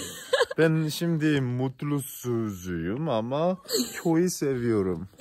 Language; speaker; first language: Turkish; non-native, learner; Korean